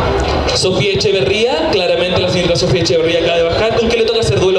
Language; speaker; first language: Spanish; native; Spanish